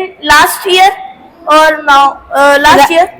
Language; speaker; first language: English; non-native, learner; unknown